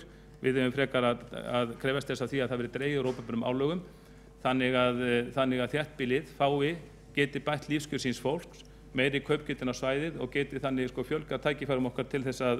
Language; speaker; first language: Icelandic; native; Icelandic